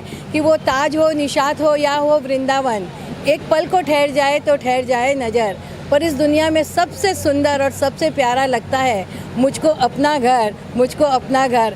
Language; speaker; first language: Hindi; native; Hindi